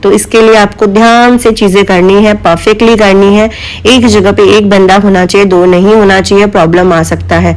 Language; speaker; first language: Hindi; native; Hindi